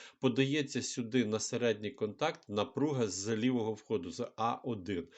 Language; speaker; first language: Ukrainian; non-native, local second language; Russian